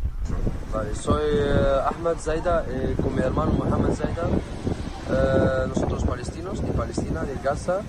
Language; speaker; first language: Spanish; non-native, learner; Arabic